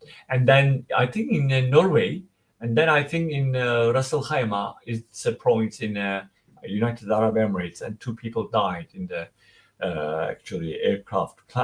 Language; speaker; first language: English; non-native, fluent; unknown